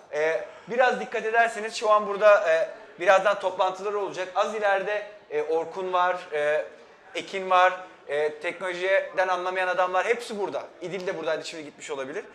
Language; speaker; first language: Turkish; native; Turkish